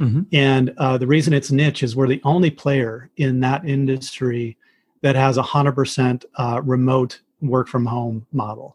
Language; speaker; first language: English; native; English